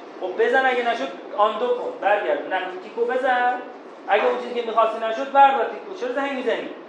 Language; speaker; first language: Persian; non-native, local second language; Azerbaijani